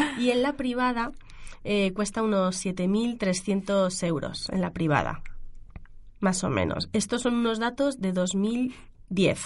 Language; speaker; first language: Spanish; native; Spanish